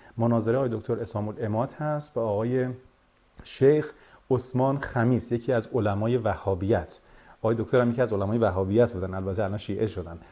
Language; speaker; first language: Persian; native; Persian